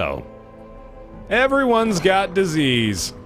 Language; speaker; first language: English; native; English